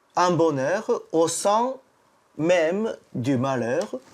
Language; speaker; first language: French; non-native, fluent; Japanese